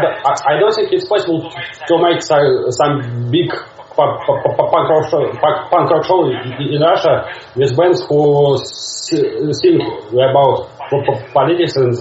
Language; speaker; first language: English; non-native, learner; Russian